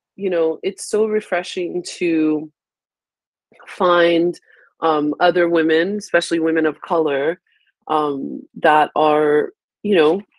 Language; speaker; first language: English; early bilingual, other home language; Haitian Creole